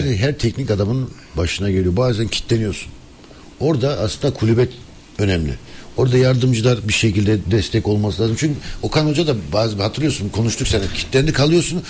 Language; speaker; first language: Turkish; early bilingual, heritage; Turkish